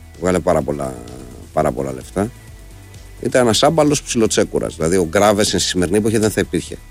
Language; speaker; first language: Greek; native; Greek